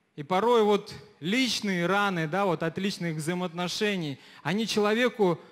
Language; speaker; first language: Russian; native; Russian